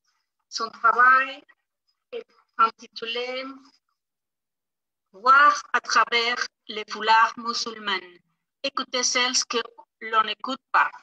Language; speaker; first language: French; non-native, fluent; Spanish